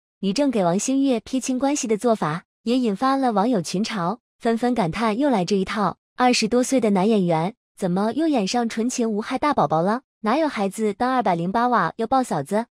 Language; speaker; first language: Chinese; native; Chinese